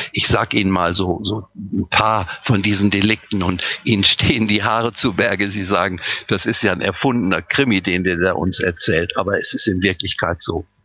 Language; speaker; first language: German; native; German